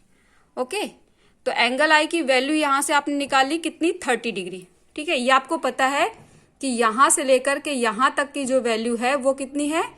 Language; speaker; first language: Hindi; native; Hindi